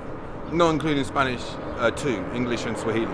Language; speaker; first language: English; non-native, learner; Khmer